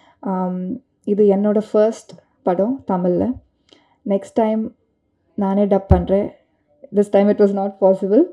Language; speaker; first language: Tamil; non-native, learner; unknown